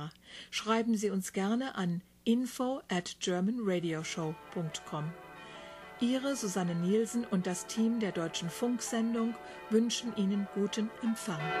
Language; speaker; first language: German; native; German